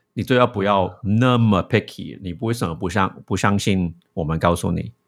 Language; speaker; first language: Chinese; early bilingual, heritage; Chinese